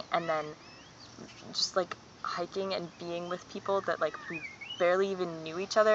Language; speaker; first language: English; native; English